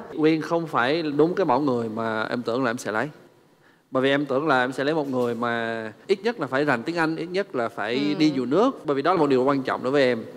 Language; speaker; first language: Vietnamese; non-native, fluent; English